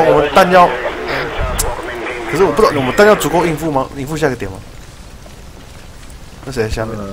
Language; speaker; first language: Chinese; native; Chinese